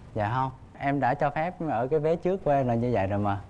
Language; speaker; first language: Vietnamese; native; Vietnamese